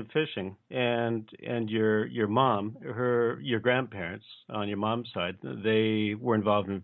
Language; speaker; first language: English; native; English